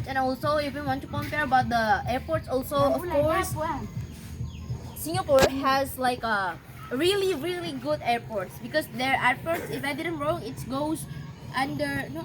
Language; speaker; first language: English; non-native, learner; Indonesian